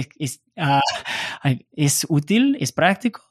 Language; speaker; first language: Spanish; non-native, learner; English